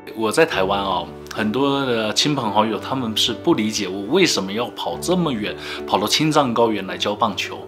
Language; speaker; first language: Chinese; native; Chinese